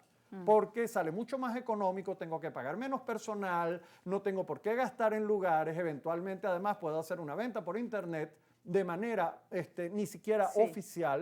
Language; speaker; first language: Spanish; native; Spanish